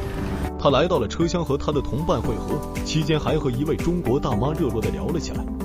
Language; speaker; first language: Chinese; native; Chinese